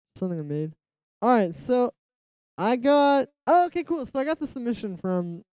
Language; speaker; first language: English; native; English